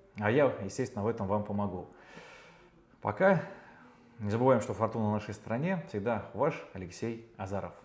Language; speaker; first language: Russian; native; Russian